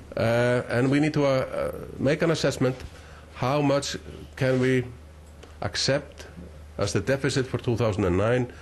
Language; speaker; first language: English; non-native, fluent; Icelandic